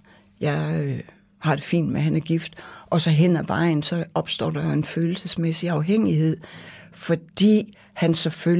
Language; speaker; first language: Danish; native; Danish